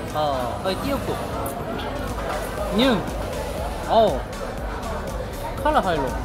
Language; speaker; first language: Vietnamese; non-native, learner; Korean